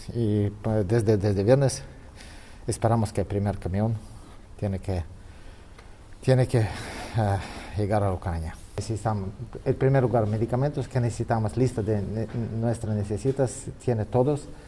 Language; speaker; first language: Spanish; non-native, learner; Ukrainian